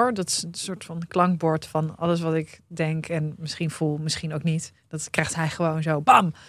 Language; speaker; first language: Dutch; native; Dutch